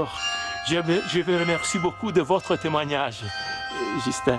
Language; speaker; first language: French; native; French